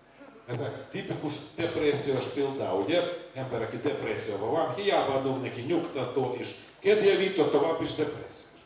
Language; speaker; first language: Hungarian; non-native, learner; Russian